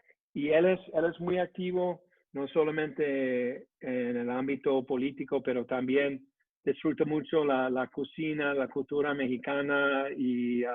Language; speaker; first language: Spanish; non-native, fluent; English